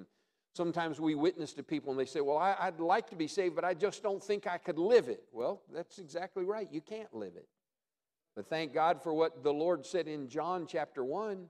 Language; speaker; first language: English; native; English